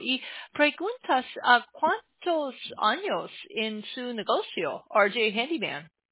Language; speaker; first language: Spanish; non-native, learner; English